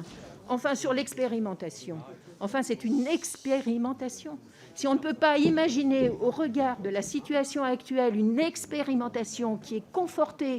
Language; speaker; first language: French; native; French